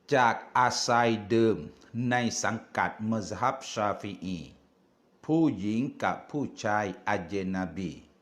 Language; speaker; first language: Thai; non-native, local second language; Malay